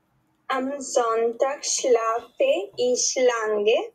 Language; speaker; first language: German; non-native, learner; Bangla